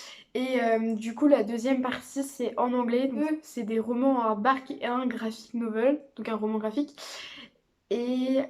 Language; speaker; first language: French; native; French